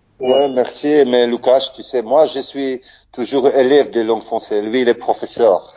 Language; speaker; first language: French; non-native, learner; Polish